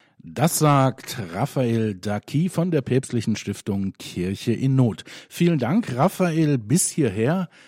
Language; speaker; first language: German; native; German